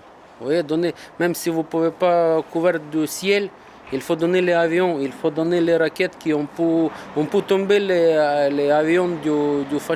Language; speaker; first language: French; non-native, learner; Ukrainian